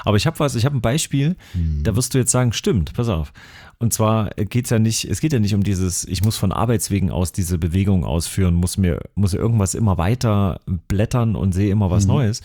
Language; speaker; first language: German; native; German